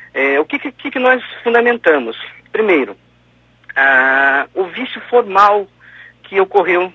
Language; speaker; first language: Portuguese; native; Portuguese